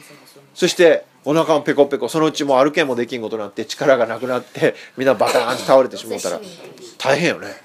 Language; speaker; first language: Japanese; native; Japanese